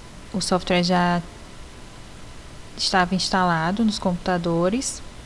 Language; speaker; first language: Portuguese; native; Portuguese